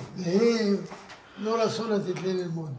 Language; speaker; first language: Hebrew; non-native, fluent; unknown